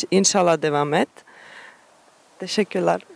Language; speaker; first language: Turkish; non-native, learner; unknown